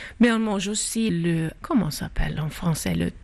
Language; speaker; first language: French; non-native, fluent; Icelandic